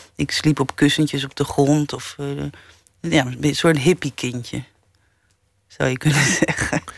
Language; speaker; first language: Dutch; early bilingual, other home language; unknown